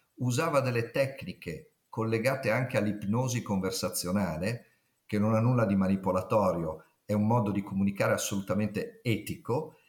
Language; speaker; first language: Italian; native; Italian